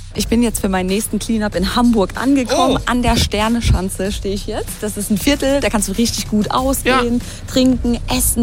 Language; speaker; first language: German; native; German